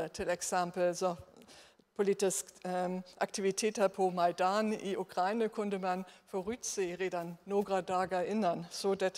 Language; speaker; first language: Danish; non-native, learner; German